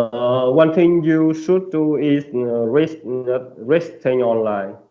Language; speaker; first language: English; non-native, learner; Vietnamese